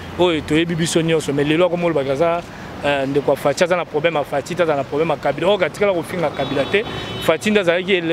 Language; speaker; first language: Lingala; native; Lingala